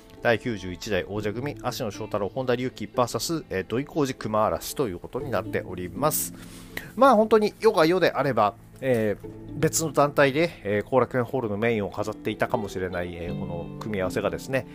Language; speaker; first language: Japanese; native; Japanese